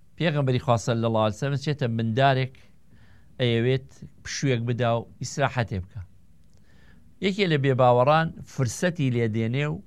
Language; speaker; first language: Central Kurdish; native; Central Kurdish